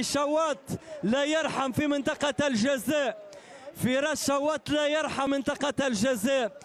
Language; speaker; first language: Arabic; native; Arabic